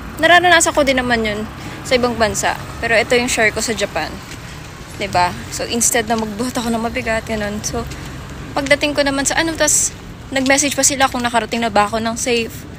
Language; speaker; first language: Filipino; native; Filipino